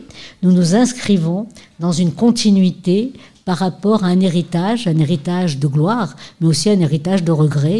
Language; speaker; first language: French; native; French